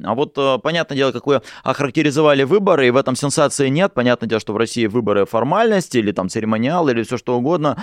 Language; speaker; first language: Russian; native; Russian